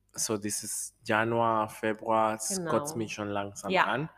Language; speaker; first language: German; non-native, fluent; Spanish